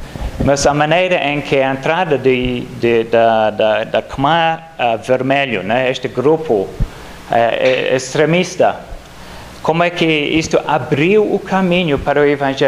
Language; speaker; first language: Portuguese; non-native, fluent; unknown